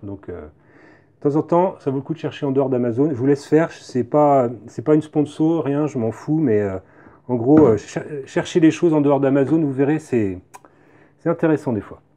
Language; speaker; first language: French; native; French